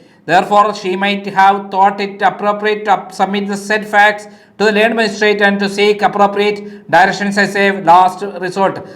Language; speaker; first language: English; non-native, local second language; Malayalam